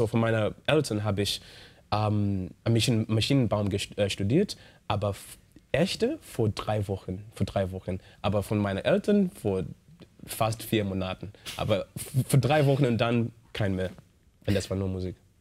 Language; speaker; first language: German; non-native, learner; English